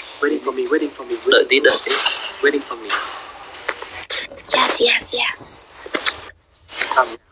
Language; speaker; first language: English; non-native, learner; Vietnamese